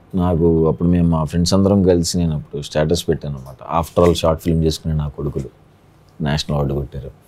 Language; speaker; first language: Telugu; native; Telugu